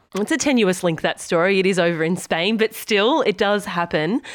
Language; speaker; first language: English; native; English